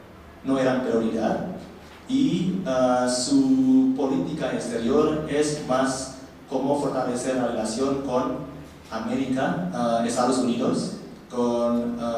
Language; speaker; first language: Spanish; non-native, learner; Indonesian